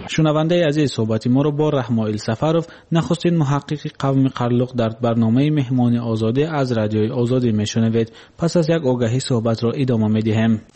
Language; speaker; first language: Persian; native; Persian